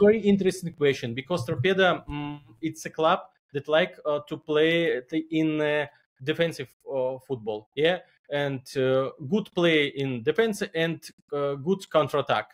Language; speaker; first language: English; non-native, learner; Belarusian